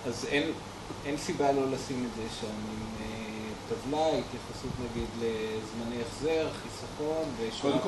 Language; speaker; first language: Hebrew; native; Hebrew